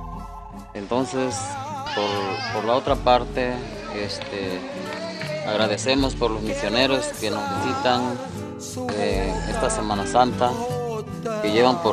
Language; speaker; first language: Spanish; non-native, local second language; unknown